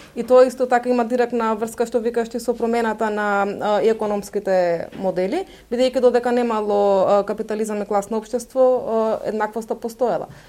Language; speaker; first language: Macedonian; non-native, local second language; Turkish